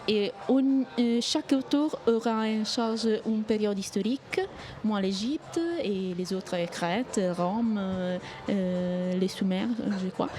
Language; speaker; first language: French; non-native, fluent; Italian